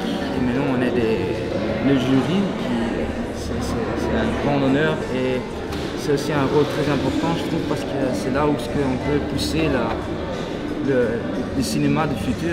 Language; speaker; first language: French; non-native, local second language; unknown